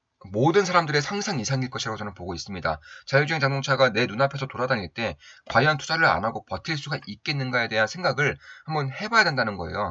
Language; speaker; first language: Korean; native; Korean